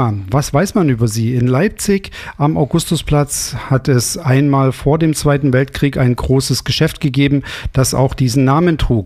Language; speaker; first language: German; native; German